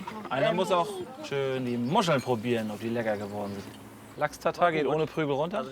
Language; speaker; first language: German; native; German